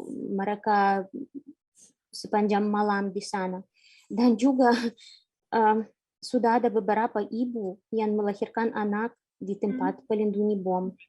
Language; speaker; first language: Indonesian; non-native, fluent; Ukrainian